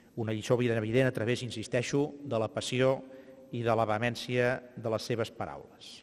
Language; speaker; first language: Catalan; native; Catalan